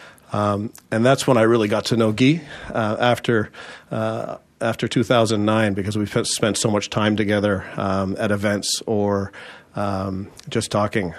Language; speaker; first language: English; early bilingual, other home language; French